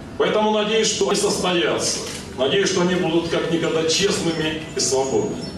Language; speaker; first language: Russian; non-native, local second language; Ukrainian